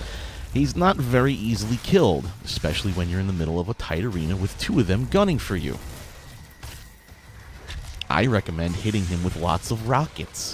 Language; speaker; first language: English; native; English